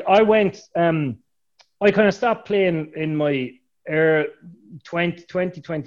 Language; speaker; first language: English; native; English